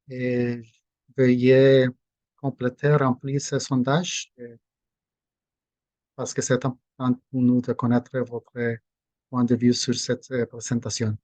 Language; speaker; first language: French; non-native, fluent; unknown